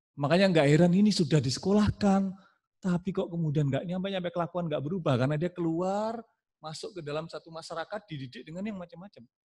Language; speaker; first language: Indonesian; non-native, local second language; Javanese